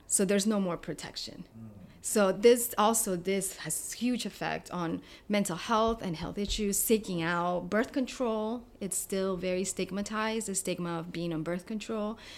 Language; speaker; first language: English; non-native, fluent; Spanish